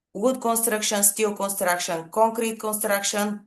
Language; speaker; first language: English; non-native, fluent; Bulgarian